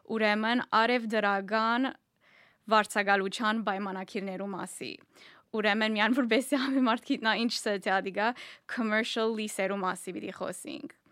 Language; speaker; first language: Armenian; early bilingual, heritage; Armenian